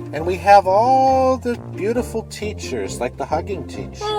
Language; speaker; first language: English; native; English